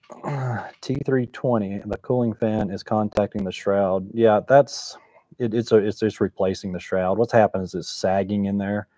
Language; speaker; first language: English; native; English